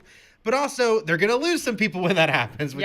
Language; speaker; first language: English; native; English